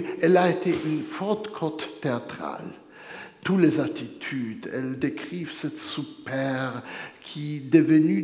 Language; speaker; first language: French; non-native, fluent; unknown